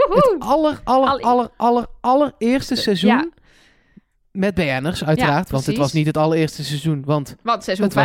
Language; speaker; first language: Dutch; native; Dutch